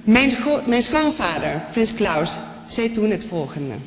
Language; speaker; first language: Dutch; non-native, fluent; Spanish